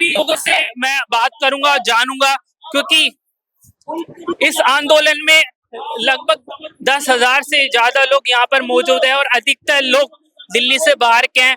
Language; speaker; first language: Hindi; native; Hindi